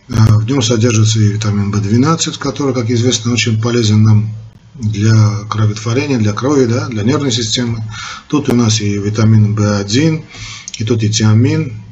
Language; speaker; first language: Russian; non-native, local second language; Armenian